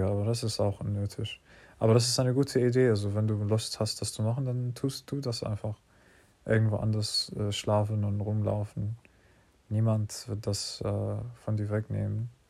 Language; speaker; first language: German; non-native, learner; English